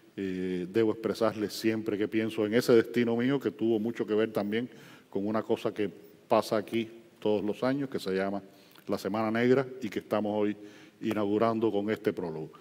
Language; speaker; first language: Spanish; native; Spanish